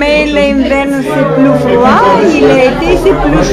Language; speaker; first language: French; non-native, learner; Bulgarian